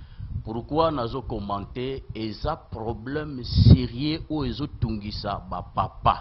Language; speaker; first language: French; non-native, local second language; Lingala